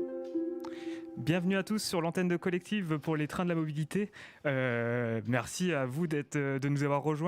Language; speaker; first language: French; native; French